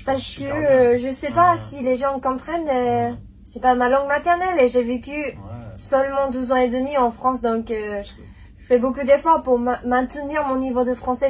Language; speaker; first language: French; non-native, fluent; Japanese